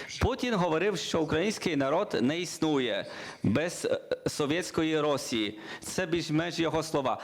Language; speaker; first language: Ukrainian; non-native, learner; Polish